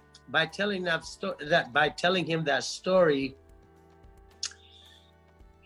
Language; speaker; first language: English; non-native, local second language; Pampanga